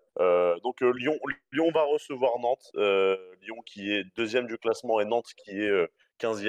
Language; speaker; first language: French; native; French